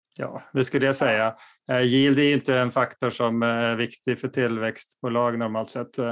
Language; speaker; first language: Swedish; native; Swedish